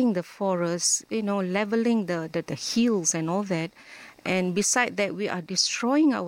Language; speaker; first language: English; non-native, local second language; Malay